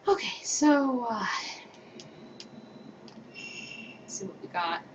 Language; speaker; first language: English; native; English